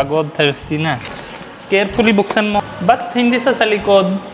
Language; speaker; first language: Filipino; non-native, learner; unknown